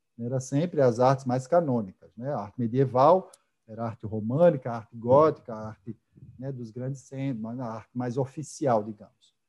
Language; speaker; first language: Portuguese; native; Portuguese